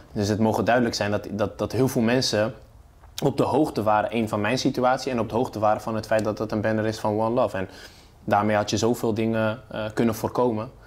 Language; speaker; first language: Dutch; early bilingual, other home language; Arabic